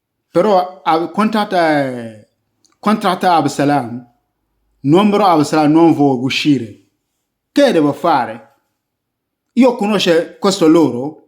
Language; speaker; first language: Italian; non-native, learner; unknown